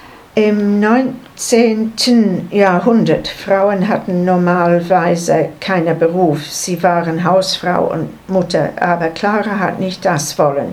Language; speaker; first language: German; non-native, learner; English